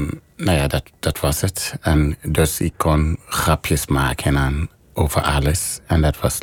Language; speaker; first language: Dutch; non-native, fluent; English